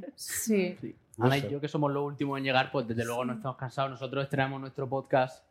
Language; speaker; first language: Spanish; native; Spanish